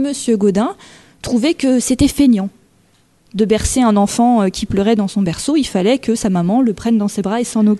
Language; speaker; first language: French; native; French